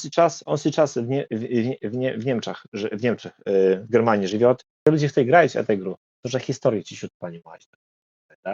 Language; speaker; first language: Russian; non-native, learner; Polish